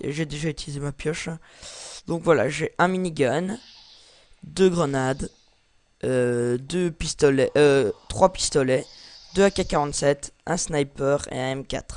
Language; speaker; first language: French; native; French